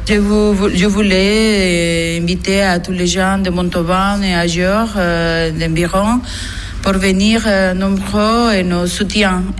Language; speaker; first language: French; non-native, fluent; Spanish